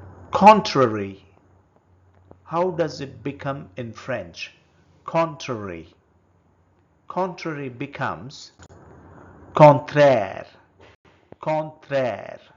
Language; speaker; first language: English; non-native, local second language; Telugu